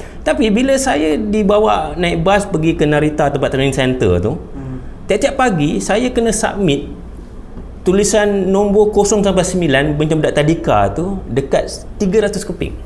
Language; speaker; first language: Malay; native; Malay